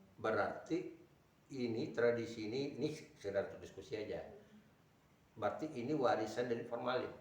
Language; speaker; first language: Indonesian; native; Indonesian